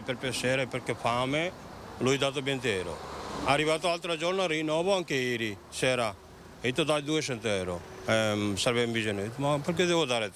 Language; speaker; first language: Italian; non-native, learner; Bangla